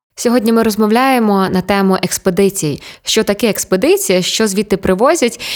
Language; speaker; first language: Ukrainian; native; Ukrainian